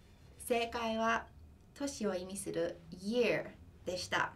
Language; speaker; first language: Japanese; non-native, fluent; English